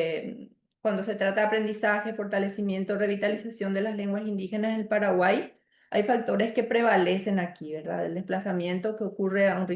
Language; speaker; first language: Spanish; native; Spanish